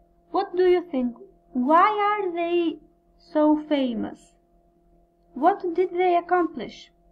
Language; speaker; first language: English; non-native, fluent; Albanian